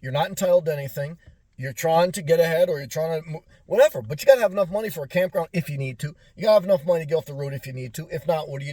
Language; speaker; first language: English; native; English